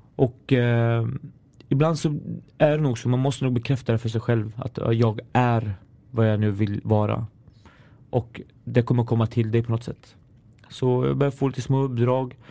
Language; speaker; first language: Swedish; early bilingual, other home language; Arabic